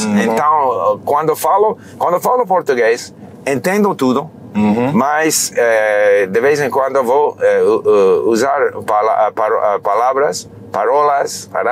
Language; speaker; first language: Portuguese; non-native, fluent; English